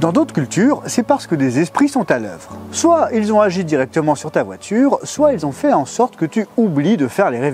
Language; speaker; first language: French; native; French